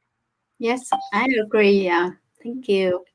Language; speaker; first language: English; non-native, learner; Vietnamese